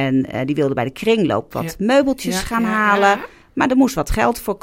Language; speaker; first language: Dutch; native; Dutch